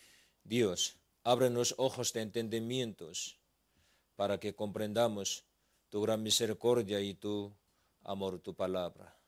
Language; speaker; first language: Spanish; non-native, learner; Korean